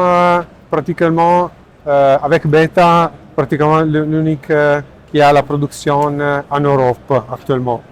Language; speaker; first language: French; non-native, learner; Italian